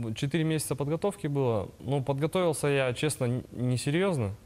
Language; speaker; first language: Russian; native; Russian